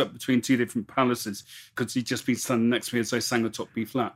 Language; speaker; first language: English; native; English